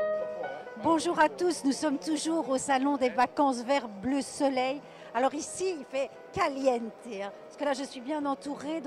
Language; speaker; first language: French; native; French